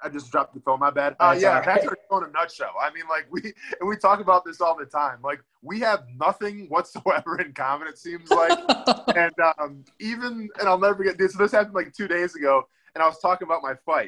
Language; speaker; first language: English; native; English